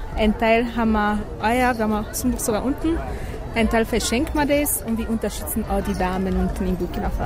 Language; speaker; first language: German; non-native, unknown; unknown